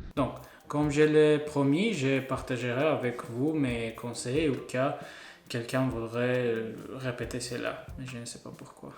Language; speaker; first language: French; non-native, learner; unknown